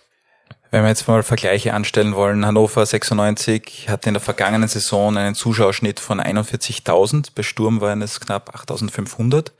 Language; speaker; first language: German; native; German